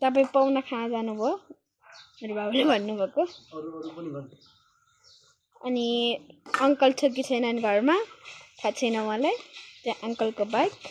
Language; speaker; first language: Nepali; native; Nepali